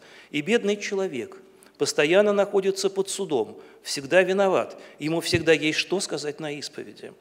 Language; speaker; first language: Russian; native; Russian